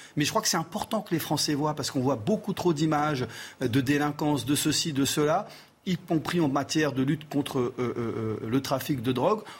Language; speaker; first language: French; early bilingual, other home language; Portuguese